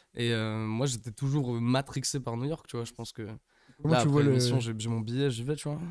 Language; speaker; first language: French; non-native, fluent; English